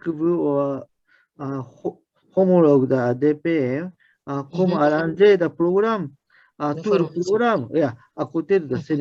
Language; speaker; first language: French; non-native, learner; Japanese